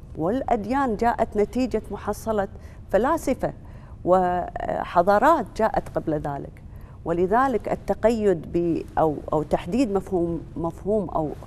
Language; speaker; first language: Arabic; native; Arabic